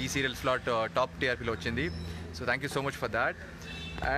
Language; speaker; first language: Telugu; non-native, learner; Arabic